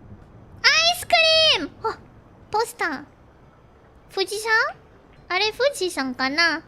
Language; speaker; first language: Japanese; non-native, learner; Filipino